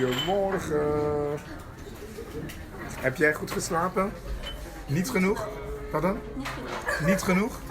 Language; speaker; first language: Dutch; non-native, learner; French